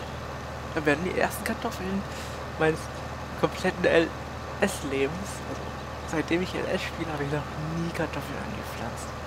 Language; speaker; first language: German; native; German